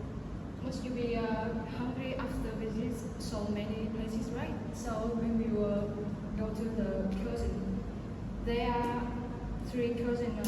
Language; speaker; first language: English; non-native, learner; Vietnamese